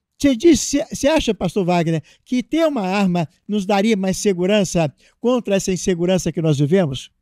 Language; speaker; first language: Portuguese; native; Portuguese